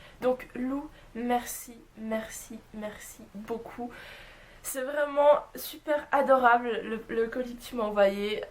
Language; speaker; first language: French; native; French